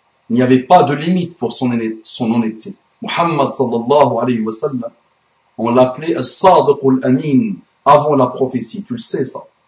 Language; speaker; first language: French; non-native, fluent; Arabic